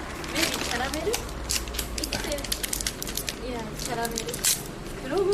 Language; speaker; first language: English; non-native, learner; Japanese